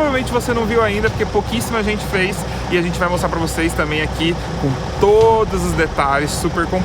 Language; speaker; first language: Portuguese; native; Portuguese